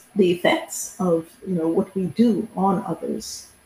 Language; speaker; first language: English; native; English